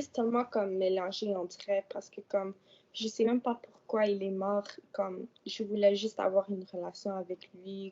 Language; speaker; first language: French; non-native, local second language; English